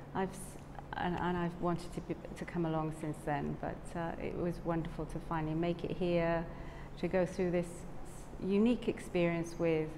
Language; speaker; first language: English; native; English